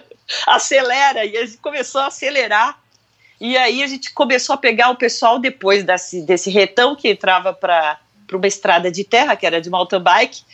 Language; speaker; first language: Portuguese; native; Portuguese